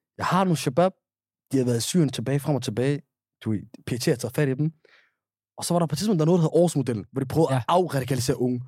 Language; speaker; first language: Danish; early bilingual, other home language; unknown